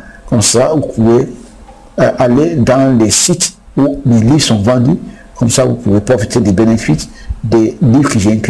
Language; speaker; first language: French; non-native, fluent; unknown